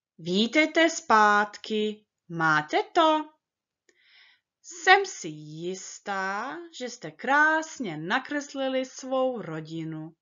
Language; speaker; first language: Czech; early bilingual, heritage; Czech